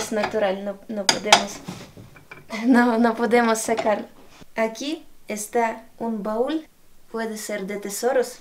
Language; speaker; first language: Spanish; non-native, fluent; Ukrainian